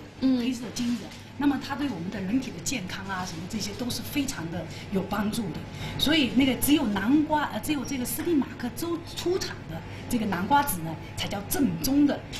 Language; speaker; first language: Chinese; native; Chinese